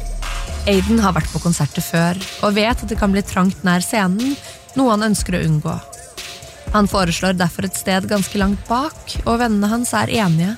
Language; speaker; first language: Norwegian; native; Norwegian